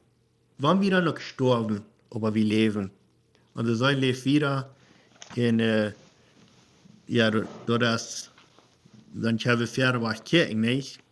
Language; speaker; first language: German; non-native, learner; Plautdietsch